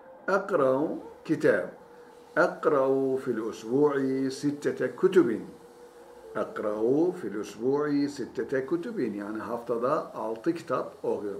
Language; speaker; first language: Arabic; non-native, fluent; Turkish